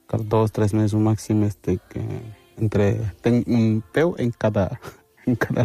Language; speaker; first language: Catalan; early bilingual, other home language; Wolof